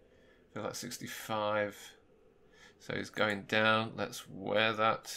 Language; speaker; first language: English; native; English